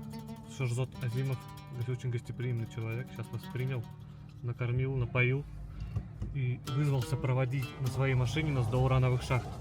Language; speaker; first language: Russian; native; Russian